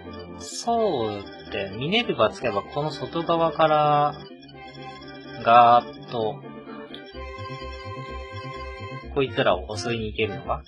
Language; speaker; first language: Japanese; native; Japanese